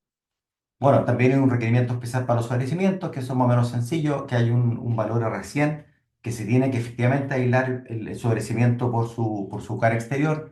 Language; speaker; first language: Spanish; native; Spanish